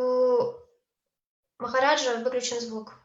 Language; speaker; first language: Russian; native; Russian